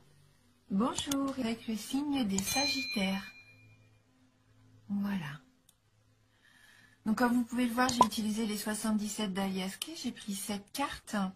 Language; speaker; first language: French; native; French